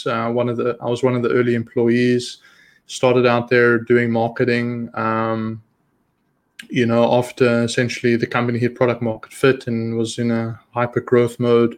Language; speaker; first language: English; native; English